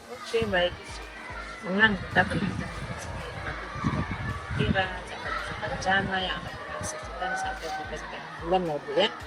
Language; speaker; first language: Indonesian; native; Indonesian